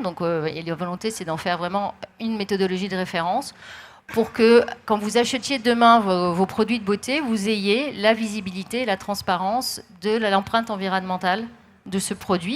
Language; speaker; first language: French; native; French